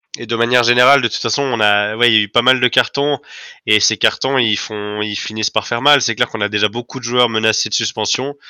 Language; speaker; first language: French; native; French